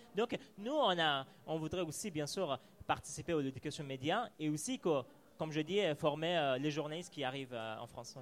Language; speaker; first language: French; non-native, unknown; Persian